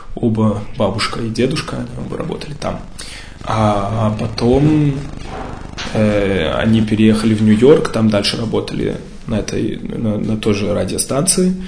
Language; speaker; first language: Russian; early bilingual, heritage; Russian